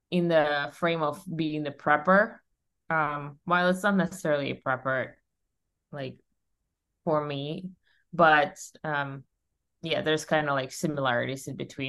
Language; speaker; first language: English; non-native, fluent; Russian